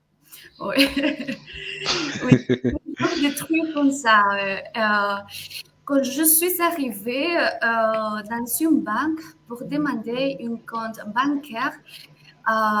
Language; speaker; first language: French; non-native, fluent; Spanish